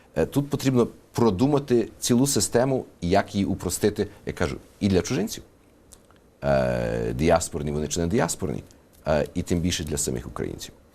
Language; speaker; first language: Ukrainian; early bilingual, heritage; Ukrainian